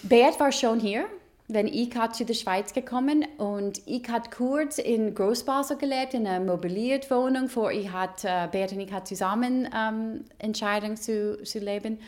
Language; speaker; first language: German; non-native, learner; English